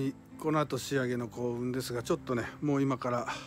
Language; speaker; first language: Japanese; native; Japanese